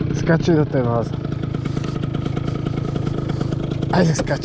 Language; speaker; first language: Bulgarian; native; Bulgarian